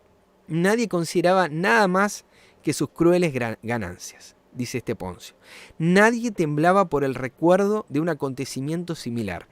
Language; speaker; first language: Spanish; native; Spanish